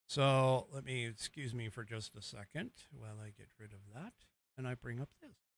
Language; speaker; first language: English; native; English